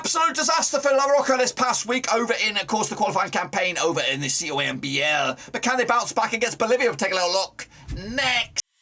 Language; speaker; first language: English; native; English